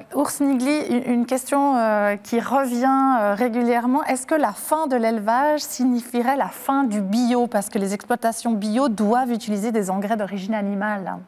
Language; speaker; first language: French; native; French